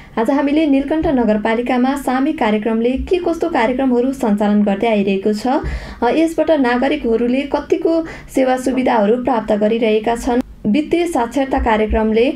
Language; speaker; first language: Nepali; native; Nepali